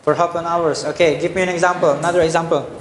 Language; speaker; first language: English; non-native, learner; Indonesian